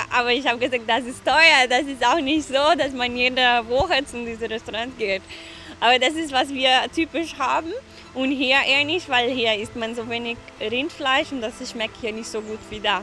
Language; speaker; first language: German; non-native, fluent; Portuguese